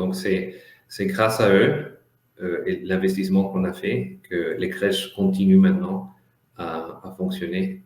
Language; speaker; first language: French; non-native, fluent; Spanish